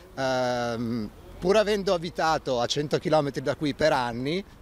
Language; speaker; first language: Italian; native; Italian